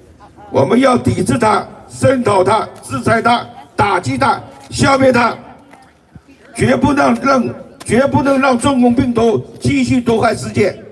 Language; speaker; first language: Chinese; native; Chinese